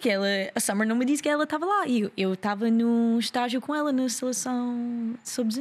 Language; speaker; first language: Portuguese; non-native, learner; English